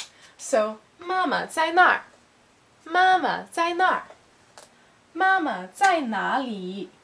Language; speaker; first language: Chinese; non-native, learner; English